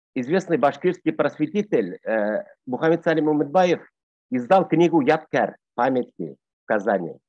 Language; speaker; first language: Russian; non-native, local second language; Bashkir